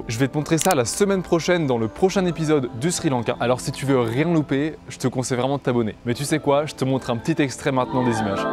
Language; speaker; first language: French; native; French